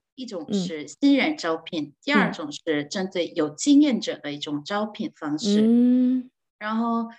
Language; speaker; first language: Chinese; non-native, fluent; Korean